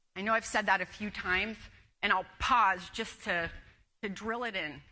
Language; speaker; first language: English; native; English